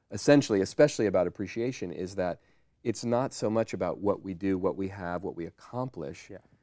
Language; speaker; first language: English; native; English